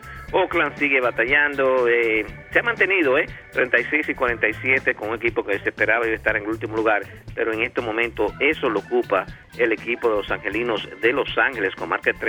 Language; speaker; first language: Spanish; native; Spanish